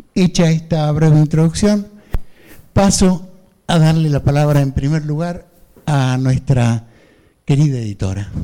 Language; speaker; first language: Spanish; native; Spanish